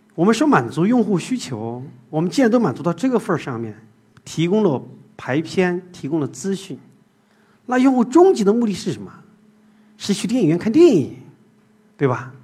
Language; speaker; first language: Chinese; native; Chinese